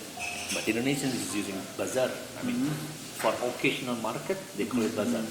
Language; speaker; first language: English; non-native, learner; Indonesian